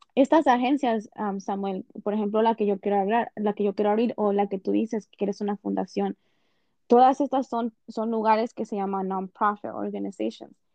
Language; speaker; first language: Spanish; early bilingual, heritage; Spanish